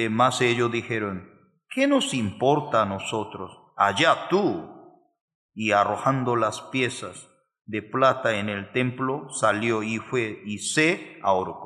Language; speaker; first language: Spanish; non-native, fluent; Korean